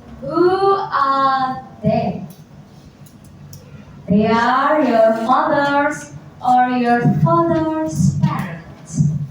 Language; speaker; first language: English; non-native, learner; Indonesian